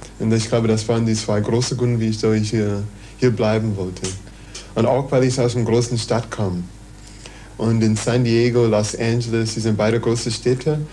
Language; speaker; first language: German; non-native, fluent; English